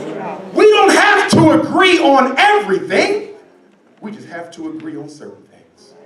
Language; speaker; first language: English; native; English